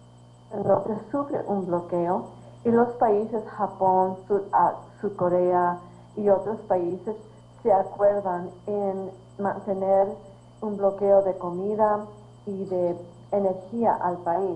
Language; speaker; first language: Spanish; early bilingual, heritage; Spanish